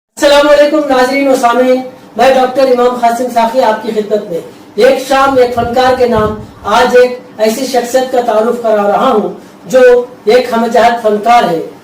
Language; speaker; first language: Urdu; native; Urdu